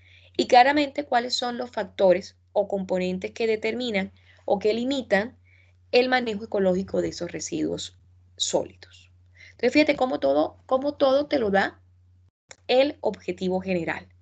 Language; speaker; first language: Spanish; native; Spanish